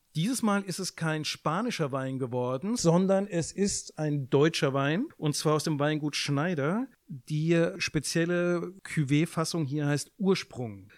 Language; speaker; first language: German; native; German